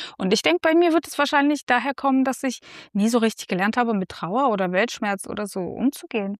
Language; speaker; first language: German; early bilingual, other home language; Russian